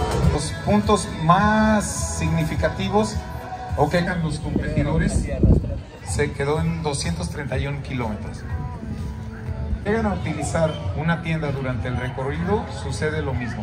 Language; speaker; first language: Spanish; native; Spanish